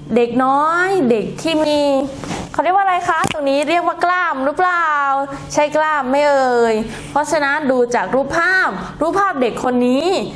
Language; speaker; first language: Thai; non-native, local second language; Northern Khmer